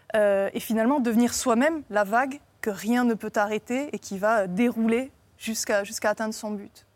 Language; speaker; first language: French; native; French